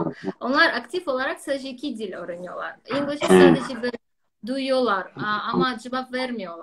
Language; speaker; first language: Turkish; non-native, learner; Russian